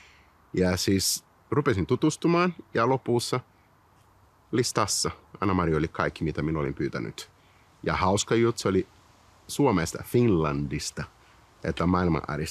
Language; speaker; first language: Finnish; non-native, fluent; Portuguese